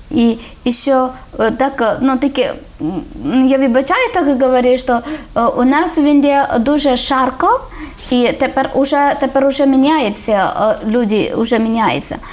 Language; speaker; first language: Ukrainian; non-native, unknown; Malayalam